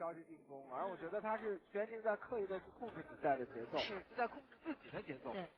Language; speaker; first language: Chinese; native; Chinese